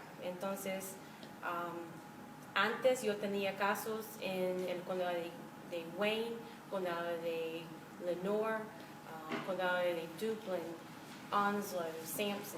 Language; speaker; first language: Spanish; non-native, fluent; English